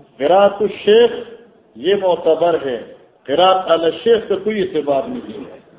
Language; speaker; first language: Urdu; non-native, local second language; Northern Hindko